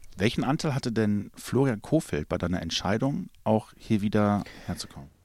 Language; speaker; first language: German; native; German